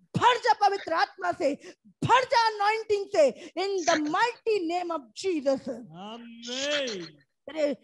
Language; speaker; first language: Hindi; native; Hindi